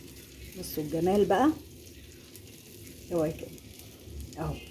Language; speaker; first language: Arabic; native; Arabic